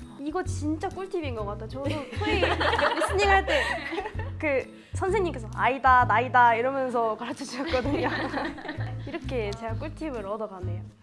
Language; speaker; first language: Korean; native; Korean